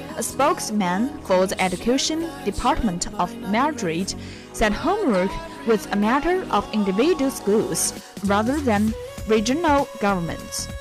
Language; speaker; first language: English; non-native, fluent; Chinese